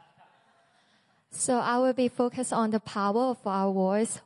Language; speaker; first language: English; non-native, local second language; Cantonese